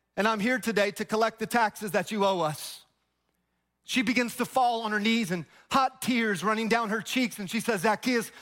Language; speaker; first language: English; native; English